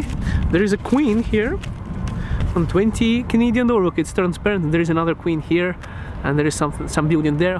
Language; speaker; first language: English; non-native, local second language; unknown